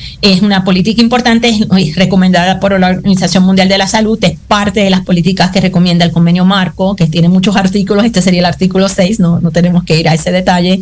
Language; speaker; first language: Spanish; native; Spanish